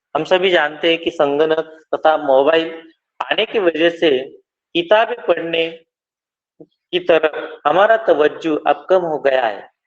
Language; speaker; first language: Hindi; non-native, local second language; Marathi